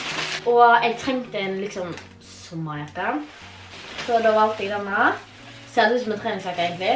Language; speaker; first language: Norwegian; native; Norwegian